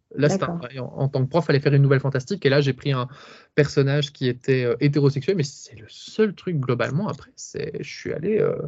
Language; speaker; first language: French; native; French